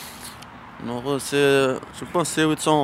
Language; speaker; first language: French; non-native, local second language; Arabic